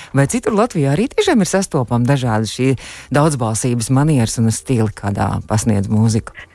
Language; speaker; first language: Latvian; native; Latvian